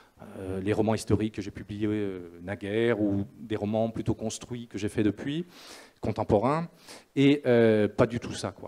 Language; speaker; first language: French; native; French